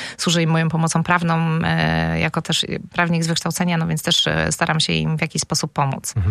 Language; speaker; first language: Polish; native; Polish